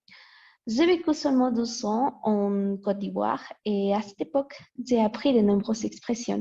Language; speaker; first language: French; non-native, learner; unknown